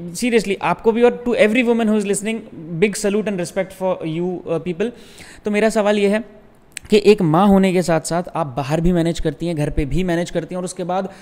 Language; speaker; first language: Hindi; native; Hindi